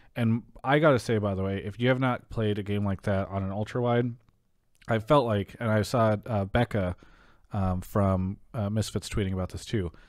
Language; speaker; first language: English; native; English